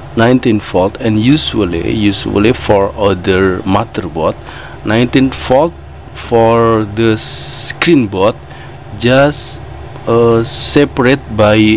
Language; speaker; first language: English; non-native, learner; Indonesian